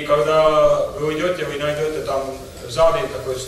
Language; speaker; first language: Russian; non-native, learner; Estonian